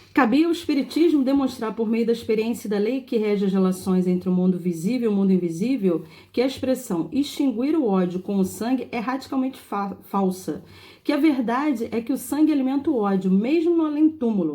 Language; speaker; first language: Portuguese; native; Portuguese